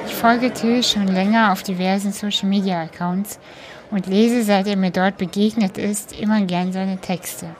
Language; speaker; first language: German; early bilingual, other home language; Russian